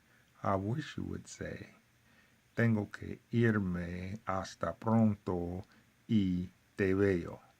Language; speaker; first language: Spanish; non-native, fluent; English